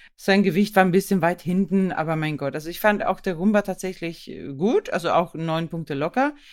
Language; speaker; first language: German; non-native, fluent; Swedish